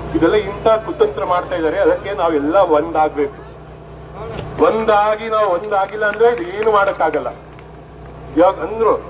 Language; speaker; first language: Kannada; non-native, local second language; Lambadi